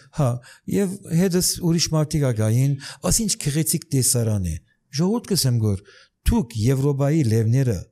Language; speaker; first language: Armenian; early bilingual, heritage; Armenian